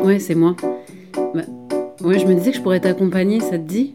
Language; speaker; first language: French; native; French